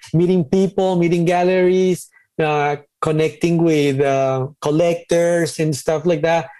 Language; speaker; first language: English; non-native, fluent; Spanish